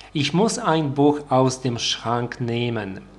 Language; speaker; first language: German; non-native, fluent; Polish